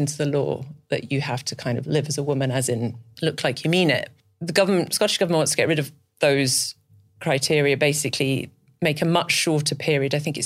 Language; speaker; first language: English; native; English